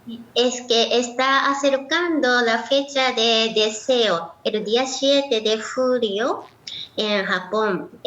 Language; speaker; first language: Spanish; non-native, learner; Japanese